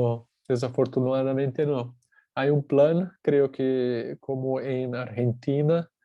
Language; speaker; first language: Spanish; non-native, fluent; Portuguese